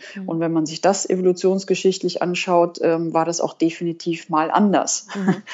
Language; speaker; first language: German; native; German